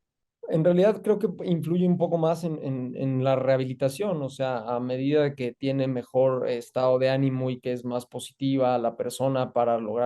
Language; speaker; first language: Spanish; native; Spanish